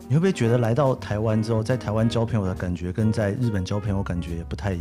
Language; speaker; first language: Chinese; native; Chinese